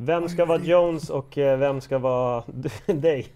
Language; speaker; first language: Swedish; native; Swedish